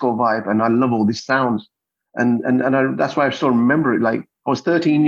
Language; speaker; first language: English; native; English